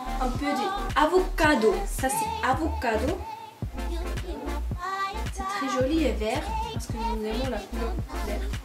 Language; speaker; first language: French; non-native, learner; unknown